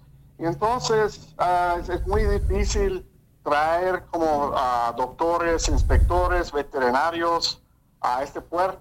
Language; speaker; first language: Spanish; early bilingual, heritage; Spanish